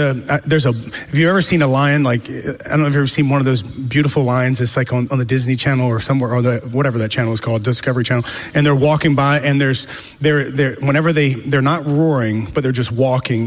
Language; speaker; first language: English; native; English